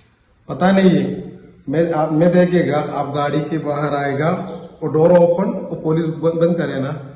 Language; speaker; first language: Hindi; non-native, local second language; Malayalam